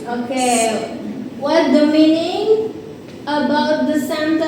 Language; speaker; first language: English; non-native, learner; Indonesian